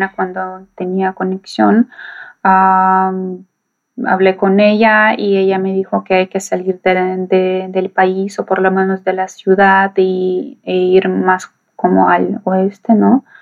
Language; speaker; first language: Spanish; non-native, fluent; Ukrainian